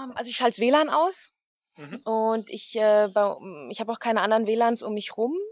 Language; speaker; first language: German; native; German